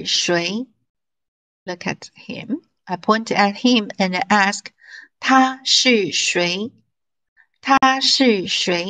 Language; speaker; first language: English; non-native, fluent; Chinese